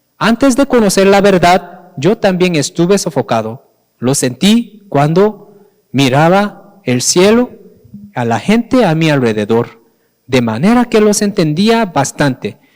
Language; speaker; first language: Spanish; non-native, fluent; Korean